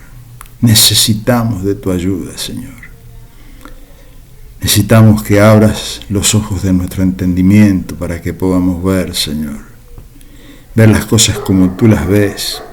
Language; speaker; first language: Spanish; native; Spanish